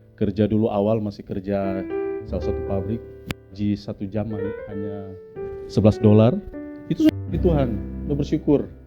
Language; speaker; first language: Indonesian; native; Indonesian